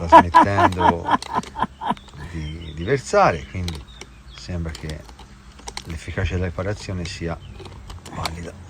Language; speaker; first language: Italian; native; Italian